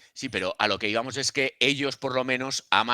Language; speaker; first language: Spanish; native; Spanish